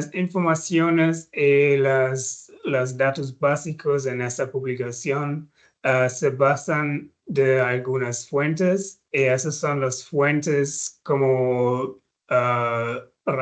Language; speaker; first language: Spanish; non-native, fluent; German